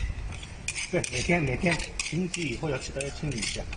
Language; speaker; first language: Chinese; native; Chinese